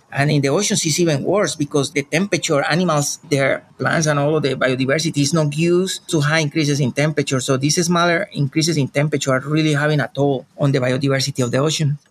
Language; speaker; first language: English; non-native, fluent; Spanish